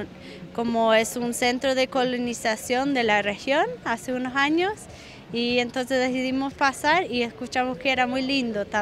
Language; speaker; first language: Spanish; non-native, fluent; English